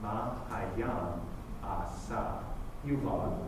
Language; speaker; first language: Hebrew; non-native, fluent; English